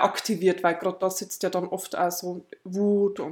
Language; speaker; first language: German; native; German